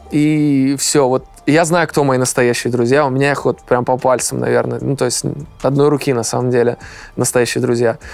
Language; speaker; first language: Russian; native; Russian